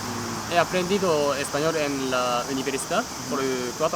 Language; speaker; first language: Spanish; non-native, learner; Japanese